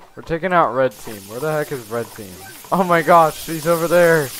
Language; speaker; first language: English; native; English